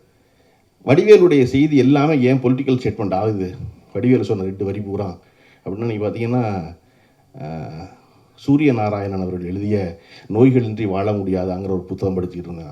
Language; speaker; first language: Tamil; native; Tamil